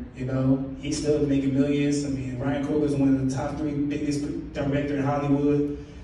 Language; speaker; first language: English; native; English